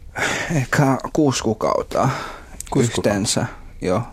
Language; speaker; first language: Finnish; non-native, fluent; Filipino